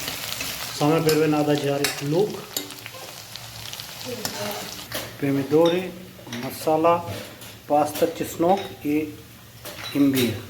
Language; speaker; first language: Russian; non-native, learner; Hindi